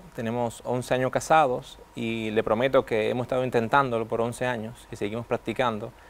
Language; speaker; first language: Spanish; early bilingual, heritage; Spanish